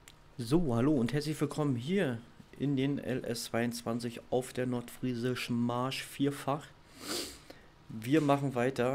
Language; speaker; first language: German; native; German